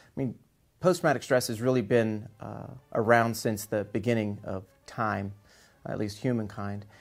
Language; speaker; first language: English; native; English